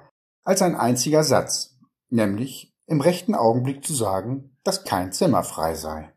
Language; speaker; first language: German; native; German